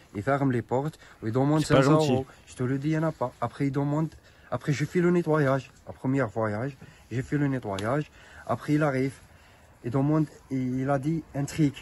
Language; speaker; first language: French; non-native, learner; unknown